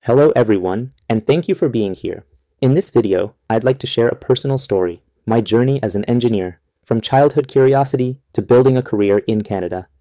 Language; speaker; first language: English; non-native, fluent; Persian